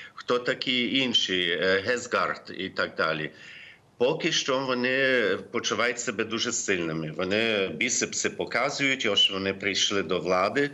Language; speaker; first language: Ukrainian; early bilingual, heritage; Ukrainian